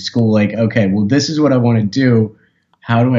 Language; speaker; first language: English; native; English